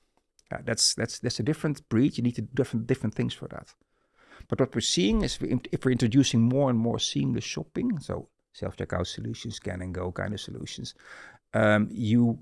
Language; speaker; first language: English; non-native, fluent; Dutch